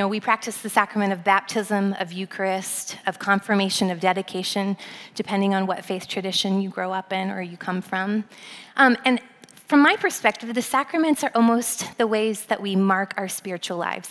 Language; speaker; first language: English; native; English